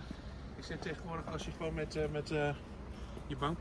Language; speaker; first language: Dutch; native; Dutch